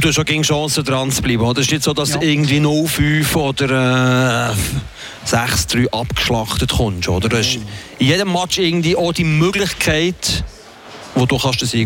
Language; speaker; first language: German; native; German